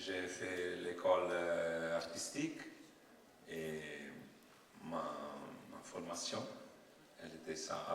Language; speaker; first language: French; non-native, learner; Italian